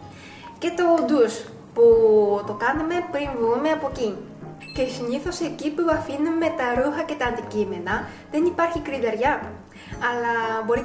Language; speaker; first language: Greek; non-native, fluent; Japanese